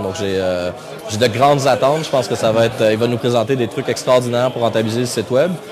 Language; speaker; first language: French; native; French